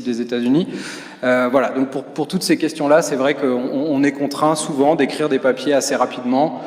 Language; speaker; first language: French; native; French